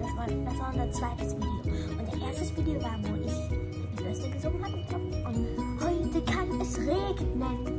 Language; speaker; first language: German; early bilingual, other home language; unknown